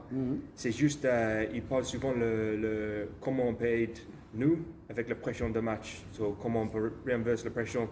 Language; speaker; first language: French; non-native, learner; English